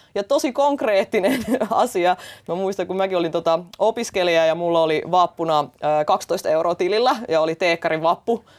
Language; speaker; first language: Finnish; early bilingual, other home language; Russian